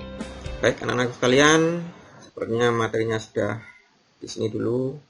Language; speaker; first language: Indonesian; native; Indonesian